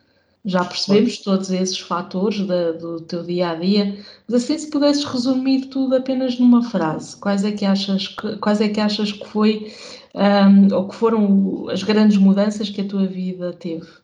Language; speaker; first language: Portuguese; native; Portuguese